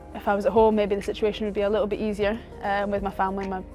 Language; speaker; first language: English; native; English